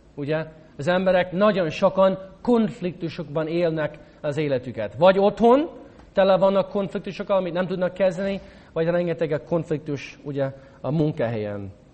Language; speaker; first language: Hungarian; non-native, fluent; English